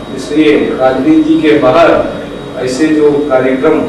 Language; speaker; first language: Hindi; non-native, local second language; Telugu